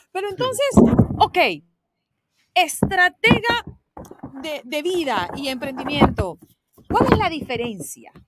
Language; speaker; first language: Spanish; native; Spanish